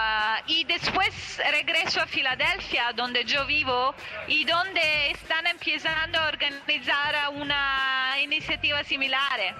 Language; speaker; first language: Spanish; non-native, fluent; Italian